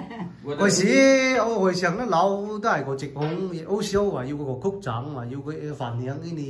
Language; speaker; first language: Chinese; native; Chinese